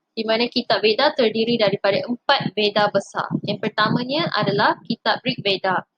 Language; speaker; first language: Malay; non-native, local second language; Tamil